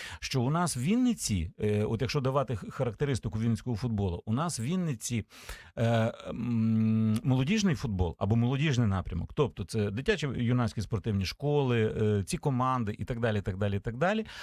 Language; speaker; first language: Ukrainian; native; Ukrainian